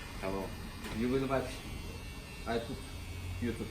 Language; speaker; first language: English; non-native, learner; Turkish